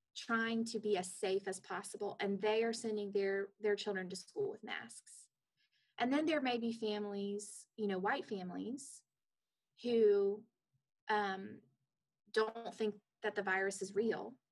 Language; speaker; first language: English; native; English